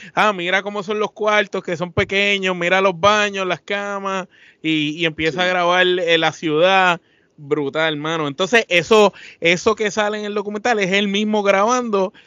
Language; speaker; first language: Spanish; native; Spanish